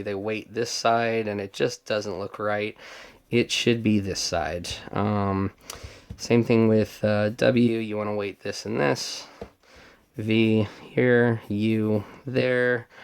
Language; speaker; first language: English; native; English